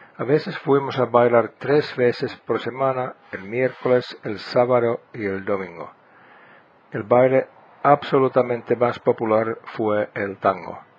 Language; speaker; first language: Spanish; non-native, fluent; Finnish